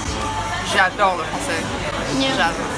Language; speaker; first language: French; non-native, fluent; Turkish